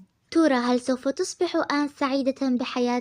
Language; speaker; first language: Arabic; native; Arabic